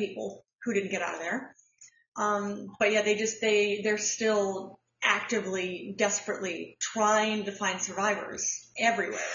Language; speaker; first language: English; native; English